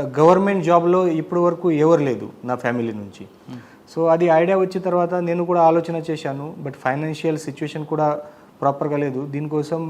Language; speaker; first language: Telugu; non-native, learner; Marathi